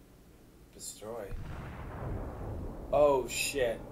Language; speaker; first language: English; native; English